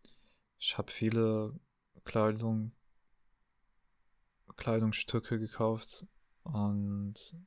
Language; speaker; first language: German; non-native, learner; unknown